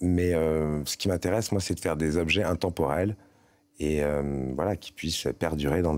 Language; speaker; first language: French; native; French